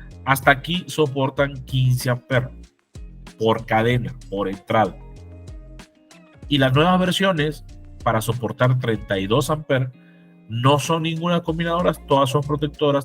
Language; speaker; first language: Spanish; native; Spanish